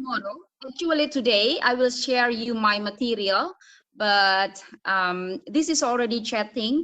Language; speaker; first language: English; non-native, fluent; Indonesian